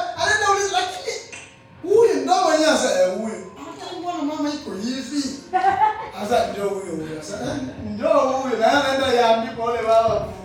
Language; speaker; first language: Swahili; non-native, local second language; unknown